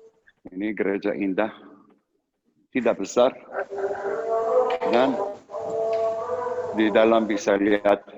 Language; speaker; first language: Indonesian; non-native, learner; Hebrew